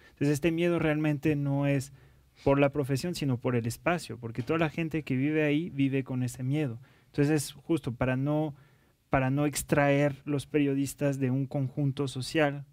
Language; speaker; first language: Spanish; non-native, fluent; French